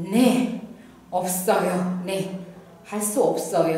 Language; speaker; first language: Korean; non-native, fluent; Indonesian